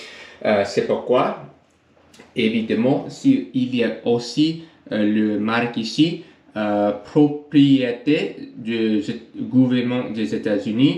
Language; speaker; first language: French; non-native, learner; English